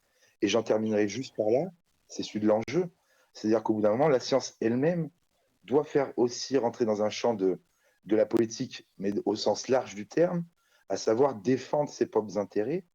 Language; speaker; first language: French; native; French